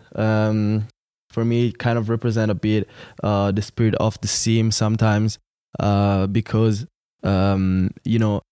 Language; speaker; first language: English; non-native, fluent; Italian